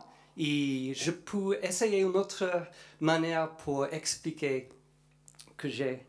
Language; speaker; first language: French; non-native, learner; English